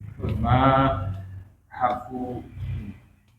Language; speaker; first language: Arabic; non-native, learner; Indonesian